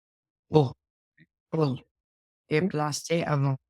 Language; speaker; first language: French; non-native, learner; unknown